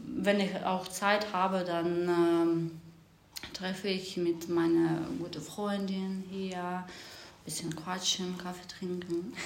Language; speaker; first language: German; non-native, learner; Ukrainian